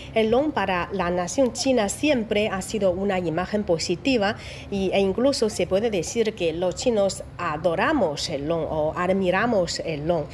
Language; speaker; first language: Spanish; non-native, fluent; Chinese